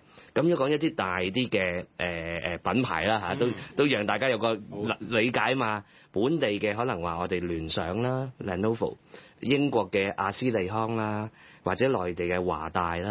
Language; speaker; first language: Cantonese; native; Cantonese